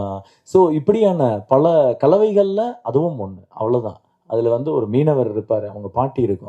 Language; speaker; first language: Tamil; native; Tamil